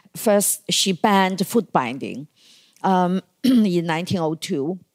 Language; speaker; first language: English; non-native, fluent; Chinese